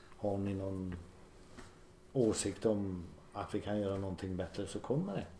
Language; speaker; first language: Swedish; native; Swedish